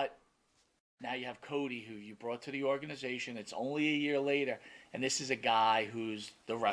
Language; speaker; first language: English; native; English